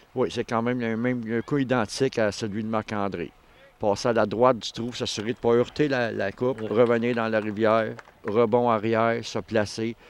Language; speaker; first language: French; native; French